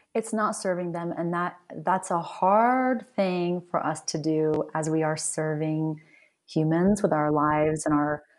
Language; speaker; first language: English; native; English